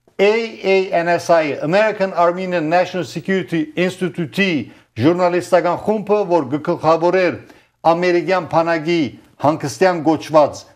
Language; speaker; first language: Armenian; early bilingual, heritage; Armenian